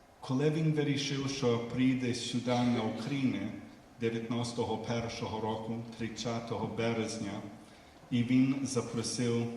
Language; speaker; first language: Ukrainian; early bilingual, heritage; Ukrainian